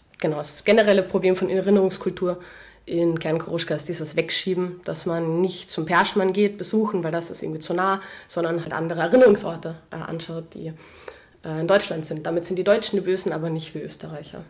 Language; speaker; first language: German; native; German